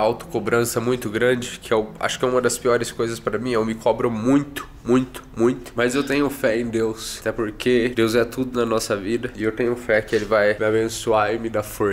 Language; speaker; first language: Portuguese; native; Portuguese